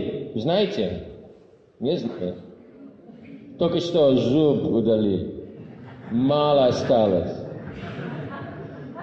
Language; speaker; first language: Russian; non-native, fluent; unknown